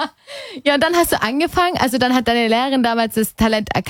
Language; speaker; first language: German; native; German